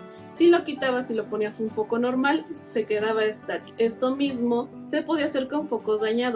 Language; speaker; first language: Spanish; native; Spanish